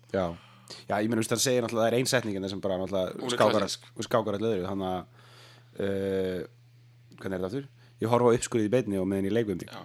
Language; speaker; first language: Icelandic; native; Icelandic